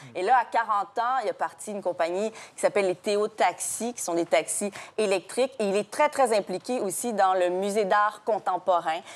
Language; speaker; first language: French; native; French